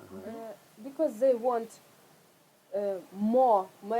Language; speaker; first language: English; non-native, learner; Russian